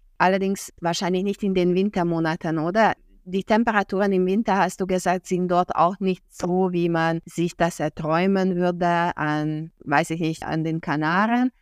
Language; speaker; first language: German; non-native, fluent; Hungarian